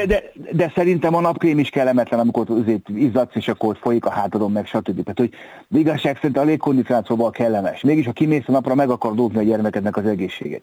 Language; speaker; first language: Hungarian; native; Hungarian